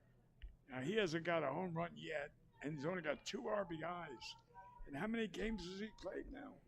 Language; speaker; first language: English; native; English